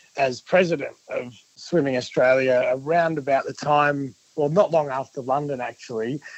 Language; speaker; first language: English; native; English